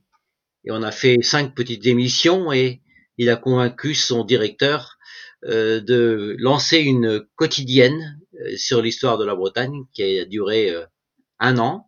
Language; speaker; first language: French; native; French